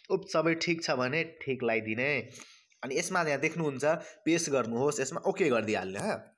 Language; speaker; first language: Nepali; non-native, local second language; Maithili